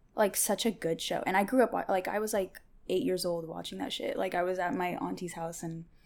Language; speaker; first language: English; early bilingual, other home language; Tigrinya